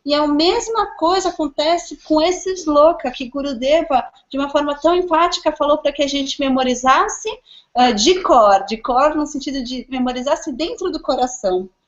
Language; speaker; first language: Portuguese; native; Portuguese